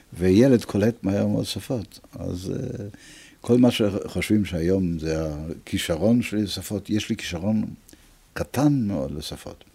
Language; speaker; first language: Hebrew; early bilingual, other home language; Italian